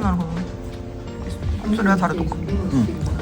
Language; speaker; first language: Japanese; native; Japanese